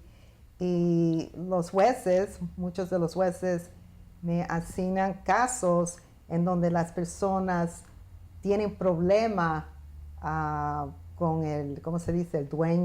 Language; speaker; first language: Spanish; early bilingual, heritage; Spanish